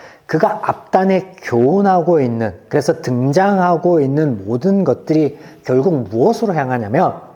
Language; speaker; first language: Korean; native; Korean